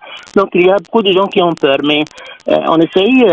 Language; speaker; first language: French; non-native, fluent; Arabic